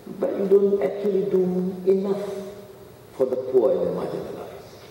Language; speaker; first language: English; non-native, local second language; Malay